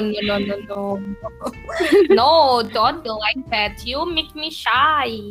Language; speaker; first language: English; non-native, learner; Indonesian